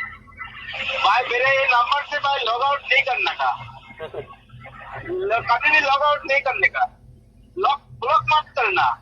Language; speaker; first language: Hindi; non-native, learner; Bangla